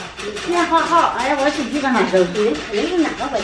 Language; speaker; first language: Chinese; native; Chinese